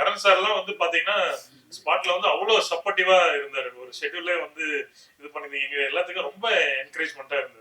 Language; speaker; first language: Tamil; native; Tamil